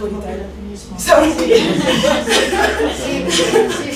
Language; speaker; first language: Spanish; non-native, learner; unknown